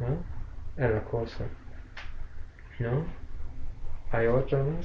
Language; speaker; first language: Spanish; non-native, fluent; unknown